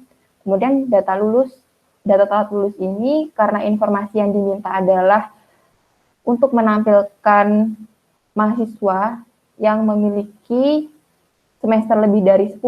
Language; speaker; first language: Indonesian; native; Indonesian